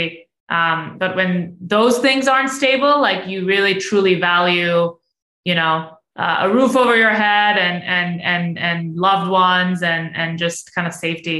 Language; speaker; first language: English; non-native, local second language; Urdu